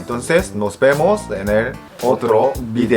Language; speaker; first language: Spanish; non-native, fluent; Korean